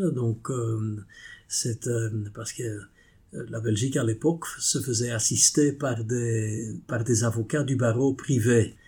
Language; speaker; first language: French; non-native, fluent; Dutch